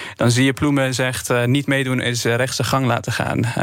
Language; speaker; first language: Dutch; non-native, fluent; Persian